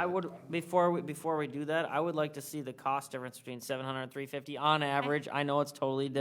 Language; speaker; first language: English; native; English